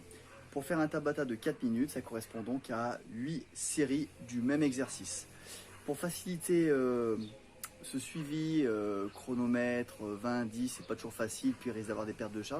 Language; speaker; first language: French; native; French